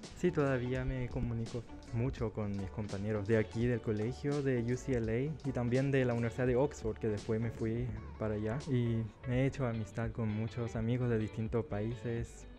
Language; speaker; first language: Spanish; early bilingual, other home language; Chinese